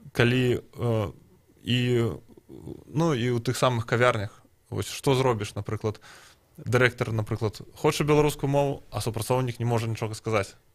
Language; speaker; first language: Belarusian; non-native, local second language; Russian